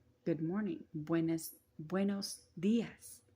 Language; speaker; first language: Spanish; non-native, learner; English